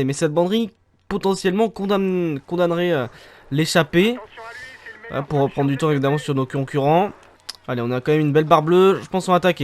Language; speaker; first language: French; native; French